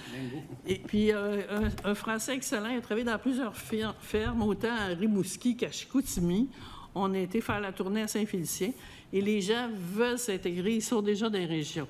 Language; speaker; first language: French; native; French